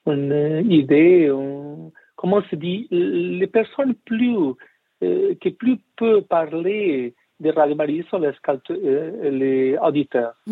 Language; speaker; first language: French; non-native, learner; Portuguese